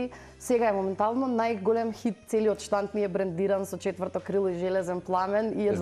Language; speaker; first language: Macedonian; native; Macedonian